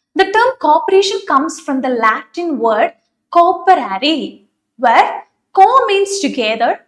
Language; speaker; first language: English; non-native, local second language; Malayalam